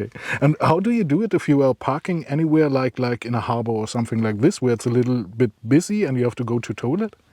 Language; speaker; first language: English; non-native, fluent; German